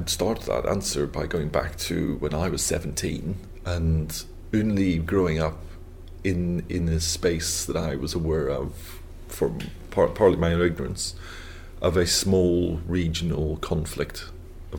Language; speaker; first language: English; native; English